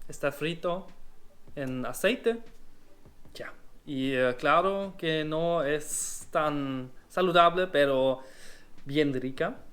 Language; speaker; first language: Spanish; non-native, learner; German